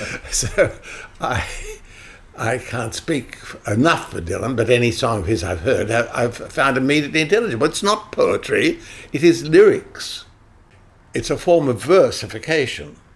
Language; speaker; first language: English; native; English